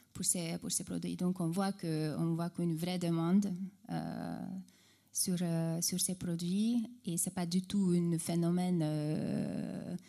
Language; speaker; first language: French; non-native, fluent; Hungarian